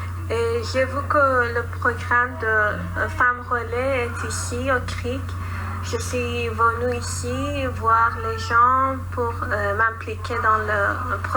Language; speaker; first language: French; non-native, fluent; Persian